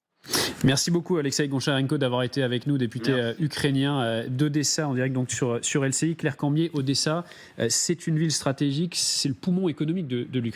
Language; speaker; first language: French; native; French